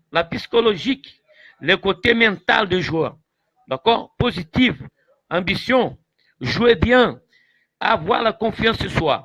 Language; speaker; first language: French; non-native, fluent; Portuguese